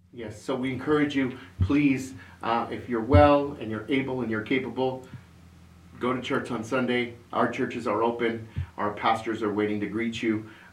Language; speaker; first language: English; early bilingual, other home language; Spanish